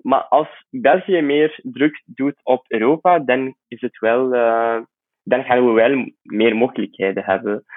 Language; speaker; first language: Dutch; non-native, fluent; Arabic